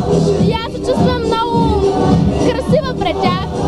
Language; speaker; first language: Bulgarian; non-native, learner; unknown